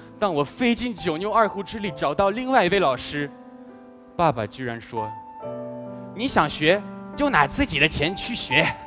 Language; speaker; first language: Chinese; non-native, fluent; French